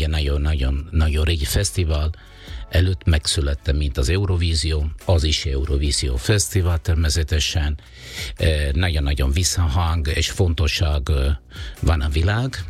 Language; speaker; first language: Hungarian; non-native, learner; Italian